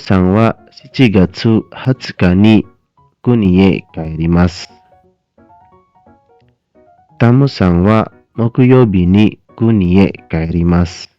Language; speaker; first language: Japanese; non-native, fluent; Indonesian